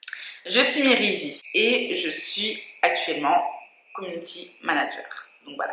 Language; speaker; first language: French; native; French